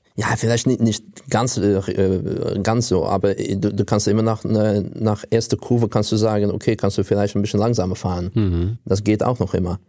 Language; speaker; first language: German; non-native, fluent; Russian